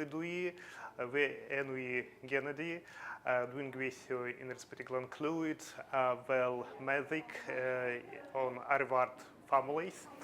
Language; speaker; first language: Welsh; non-native, learner; Russian